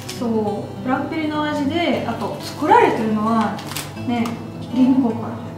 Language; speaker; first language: Japanese; non-native, fluent; Russian